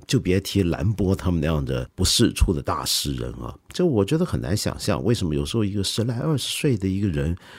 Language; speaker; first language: Chinese; non-native, local second language; Cantonese